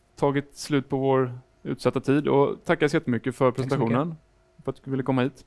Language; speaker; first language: Swedish; native; Swedish